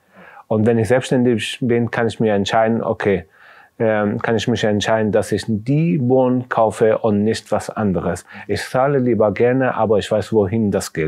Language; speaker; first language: German; non-native, fluent; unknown